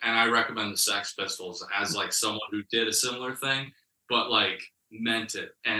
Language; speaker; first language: English; native; English